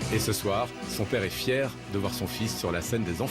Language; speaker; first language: French; native; French